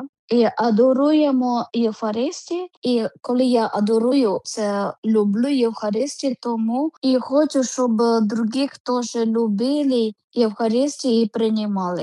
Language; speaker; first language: Ukrainian; non-native, learner; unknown